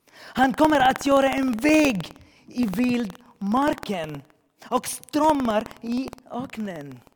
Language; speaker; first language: Swedish; non-native, learner; Arabic